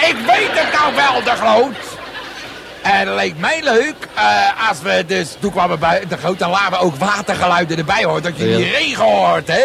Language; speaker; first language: Dutch; native; Dutch